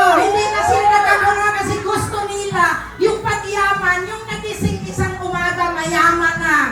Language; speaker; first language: Filipino; non-native, local second language; Cebuano